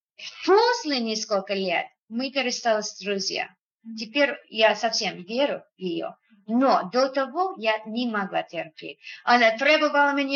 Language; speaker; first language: Russian; non-native, fluent; English